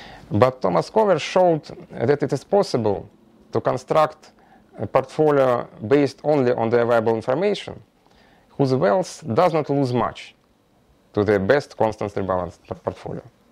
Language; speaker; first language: English; non-native, fluent; Russian